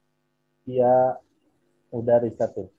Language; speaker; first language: Arabic; non-native, learner; Indonesian